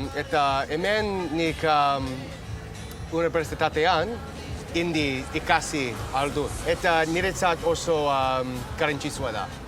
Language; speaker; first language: Basque; non-native, learner; English